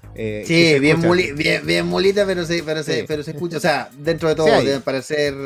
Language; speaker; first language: Spanish; native; Spanish